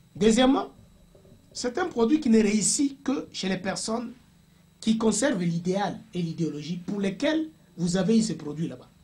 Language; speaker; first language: French; non-native, local second language; Swahili